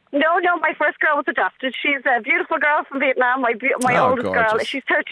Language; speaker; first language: English; native; English